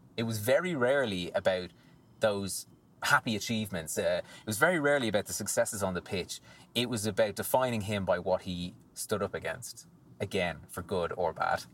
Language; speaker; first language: English; native; English